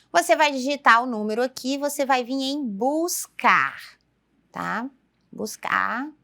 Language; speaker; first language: Portuguese; native; Portuguese